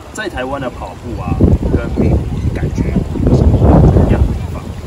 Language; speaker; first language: Chinese; native; Chinese